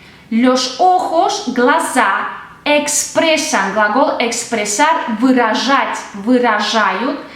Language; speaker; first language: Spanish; non-native, fluent; Russian